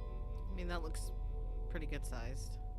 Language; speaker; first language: English; native; English